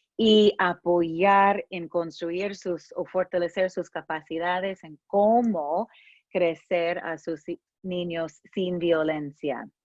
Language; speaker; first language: Spanish; non-native, fluent; English